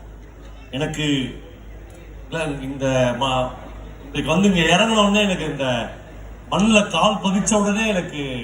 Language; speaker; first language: Tamil; native; Tamil